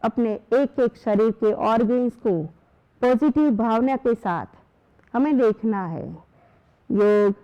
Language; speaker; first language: Hindi; non-native, local second language; Gujarati